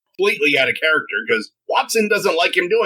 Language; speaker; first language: English; native; English